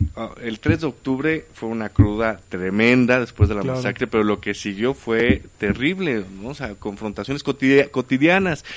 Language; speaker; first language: Spanish; native; Spanish